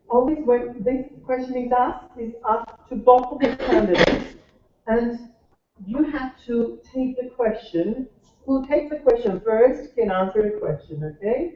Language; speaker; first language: English; non-native, fluent; Spanish